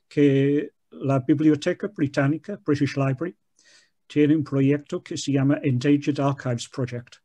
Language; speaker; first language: Spanish; non-native, fluent; English